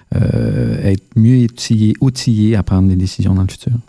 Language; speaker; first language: French; native; French